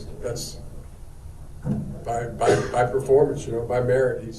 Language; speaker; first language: English; native; English